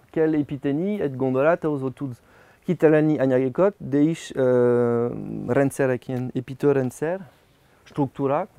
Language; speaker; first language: Hungarian; non-native, learner; French